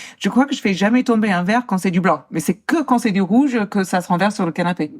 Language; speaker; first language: French; native; French